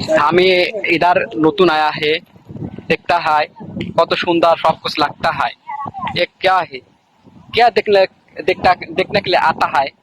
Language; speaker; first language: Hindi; non-native, learner; Bangla